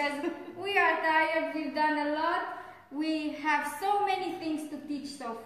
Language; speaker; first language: English; non-native, fluent; Romanian